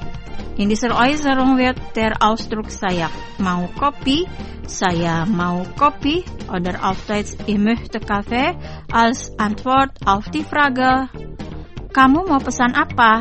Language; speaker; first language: German; non-native, fluent; Indonesian